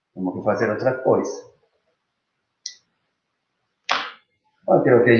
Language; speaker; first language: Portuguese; non-native, fluent; Spanish